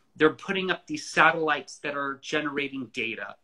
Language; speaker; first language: English; native; English